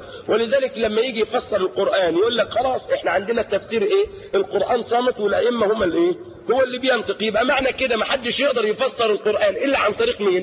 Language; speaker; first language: Arabic; native; Arabic